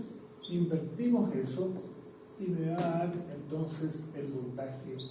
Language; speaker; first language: Spanish; native; Spanish